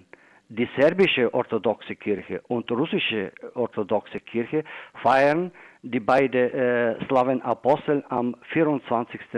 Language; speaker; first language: German; non-native, fluent; Bulgarian